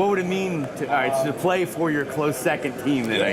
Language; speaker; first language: English; native; English